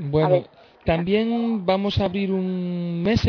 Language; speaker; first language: Spanish; native; Spanish